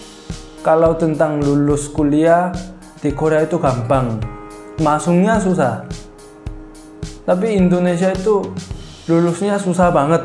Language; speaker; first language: Indonesian; non-native, fluent; Korean